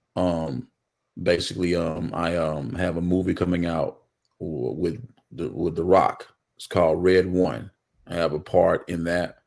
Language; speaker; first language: English; native; English